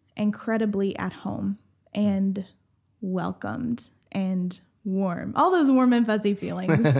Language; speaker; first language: English; native; English